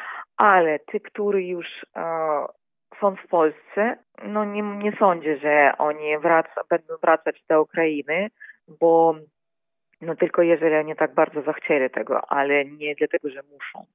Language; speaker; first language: Polish; non-native, learner; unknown